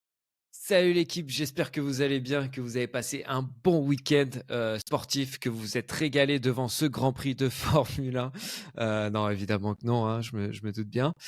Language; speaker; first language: French; native; French